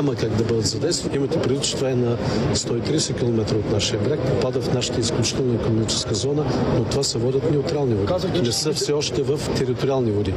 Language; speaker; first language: Bulgarian; native; Bulgarian